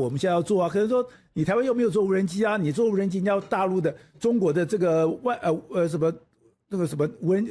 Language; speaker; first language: Chinese; native; Chinese